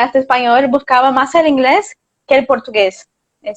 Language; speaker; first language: Spanish; non-native, fluent; Portuguese